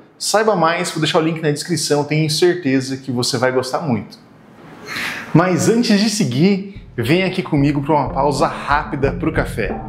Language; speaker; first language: Portuguese; native; Portuguese